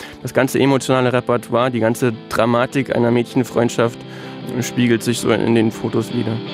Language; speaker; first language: German; native; German